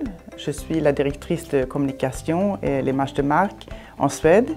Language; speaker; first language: French; non-native, fluent; Swedish